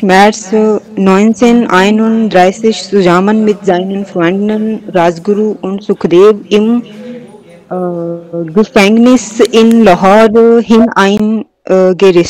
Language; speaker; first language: German; non-native, learner; Punjabi